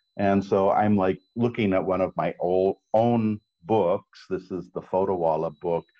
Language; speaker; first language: English; native; English